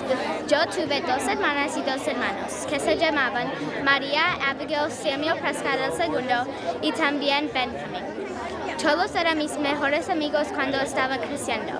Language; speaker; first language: Spanish; non-native, learner; English